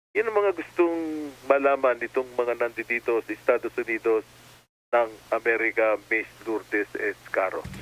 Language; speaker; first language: Filipino; native; Filipino